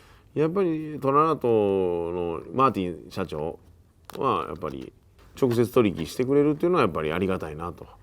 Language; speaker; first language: Japanese; native; Japanese